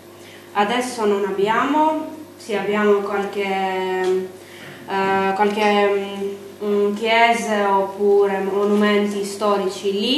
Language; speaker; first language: Italian; non-native, learner; Armenian